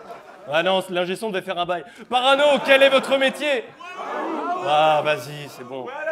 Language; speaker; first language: French; native; French